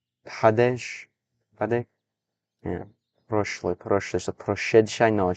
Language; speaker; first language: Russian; non-native, learner; English